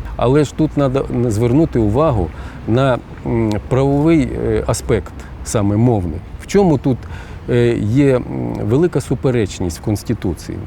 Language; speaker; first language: Ukrainian; non-native, local second language; Russian